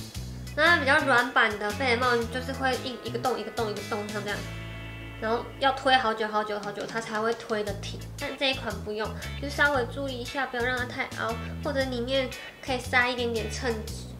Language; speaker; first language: Chinese; native; Chinese